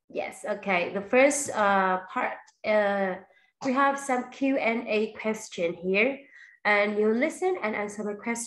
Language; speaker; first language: English; non-native, fluent; Vietnamese